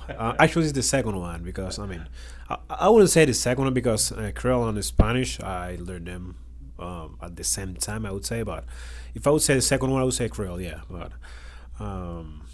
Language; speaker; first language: English; non-native, learner; Spanish